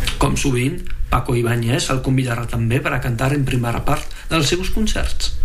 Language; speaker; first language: Catalan; non-native, fluent; French